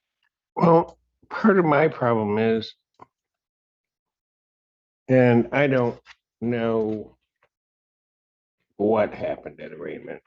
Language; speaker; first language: English; native; English